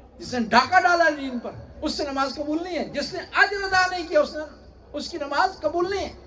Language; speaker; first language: Urdu; non-native, local second language; Punjabi